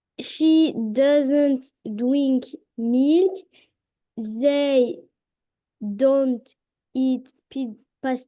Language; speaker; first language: English; non-native, learner; French